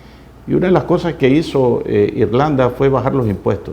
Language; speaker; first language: Spanish; native; Spanish